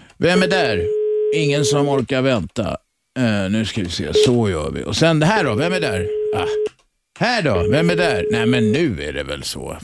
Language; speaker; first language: Swedish; native; Swedish